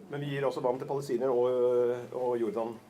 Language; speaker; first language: Norwegian; native; Norwegian